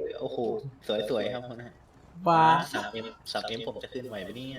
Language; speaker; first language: Thai; native; Thai